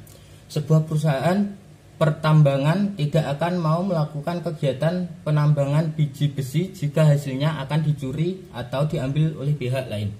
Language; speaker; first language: Indonesian; native; Indonesian